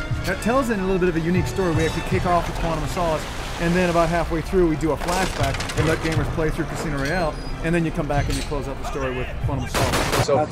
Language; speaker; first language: English; native; English